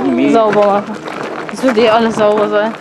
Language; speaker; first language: German; native; German